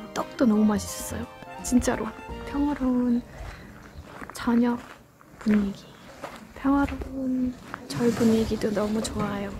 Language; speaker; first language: Korean; non-native, fluent; Estonian